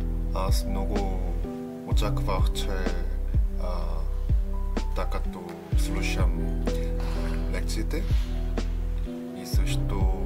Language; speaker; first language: Bulgarian; non-native, learner; Korean